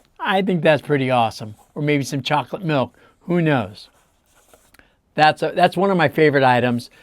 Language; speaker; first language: English; native; English